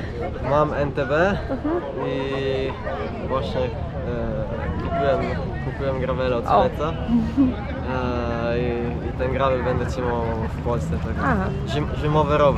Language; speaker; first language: Polish; non-native, fluent; Italian